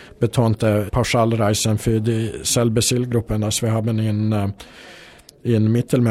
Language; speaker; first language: German; non-native, fluent; Swedish